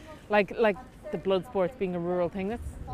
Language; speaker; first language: English; native; English